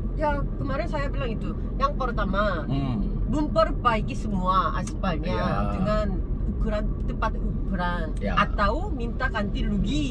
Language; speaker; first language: Indonesian; non-native, learner; Korean